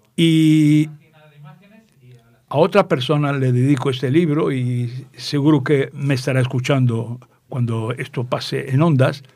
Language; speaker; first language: Spanish; native; Spanish